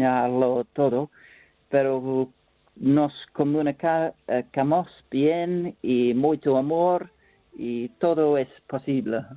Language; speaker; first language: Spanish; non-native, learner; English